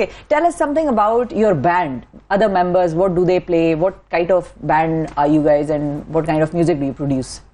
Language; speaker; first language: English; non-native, local second language; Urdu